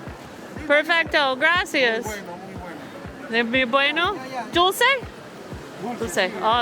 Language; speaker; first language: Spanish; non-native, learner; English